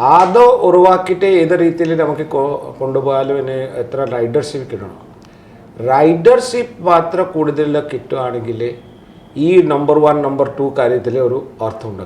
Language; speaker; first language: Malayalam; non-native, local second language; Odia